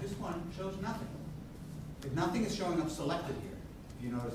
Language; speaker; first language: English; non-native, fluent; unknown